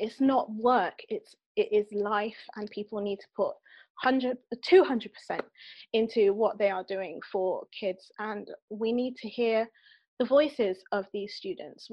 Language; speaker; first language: English; native; English